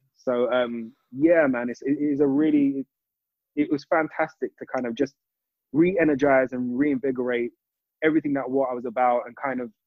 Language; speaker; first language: English; native; English